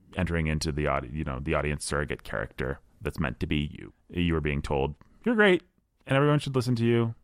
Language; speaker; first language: English; native; English